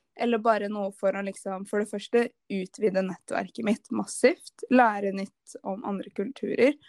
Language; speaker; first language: Norwegian; native; Norwegian